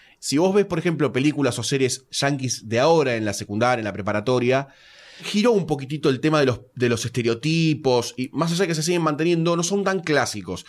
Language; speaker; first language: Spanish; native; Spanish